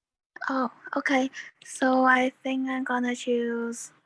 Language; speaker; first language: English; non-native, learner; Vietnamese